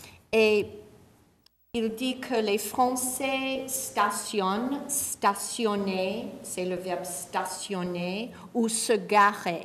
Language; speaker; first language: French; non-native, fluent; English